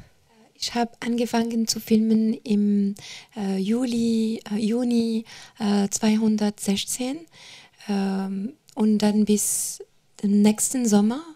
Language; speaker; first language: German; non-native, fluent; French